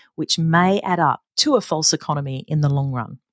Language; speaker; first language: English; native; English